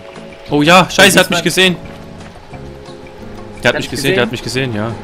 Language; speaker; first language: German; native; German